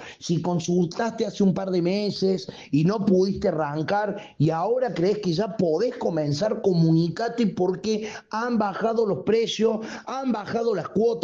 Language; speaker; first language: Spanish; native; Spanish